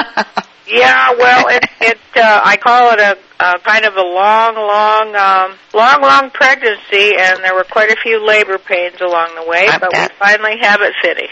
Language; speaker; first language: English; native; English